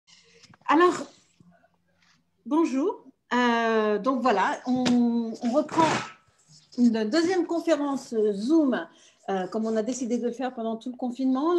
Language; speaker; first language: French; native; French